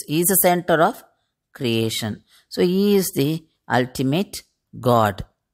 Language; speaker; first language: English; non-native, local second language; Tamil